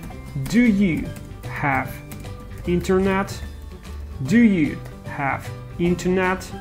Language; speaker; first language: English; non-native, fluent; Russian